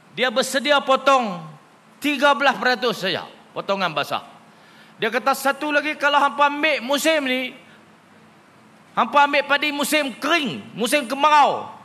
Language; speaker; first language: Malay; native; Malay